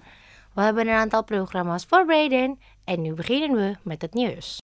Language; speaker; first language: Dutch; non-native, learner; Indonesian